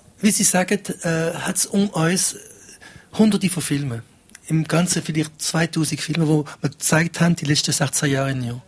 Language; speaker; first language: German; non-native, local second language; French